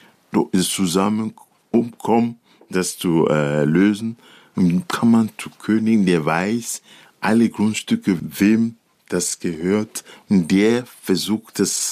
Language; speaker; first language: German; non-native, learner; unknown